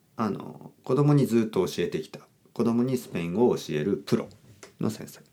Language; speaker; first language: Japanese; native; Japanese